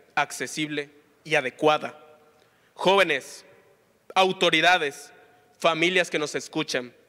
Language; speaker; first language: Spanish; native; Spanish